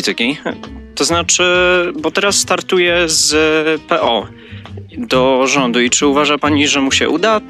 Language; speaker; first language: Polish; native; Polish